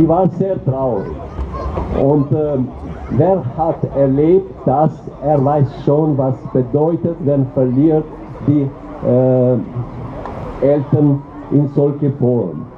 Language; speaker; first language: German; non-native, learner; Albanian